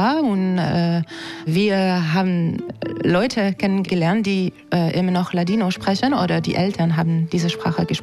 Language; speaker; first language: German; non-native, learner; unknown